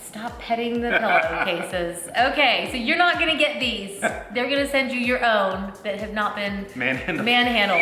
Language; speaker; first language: English; native; English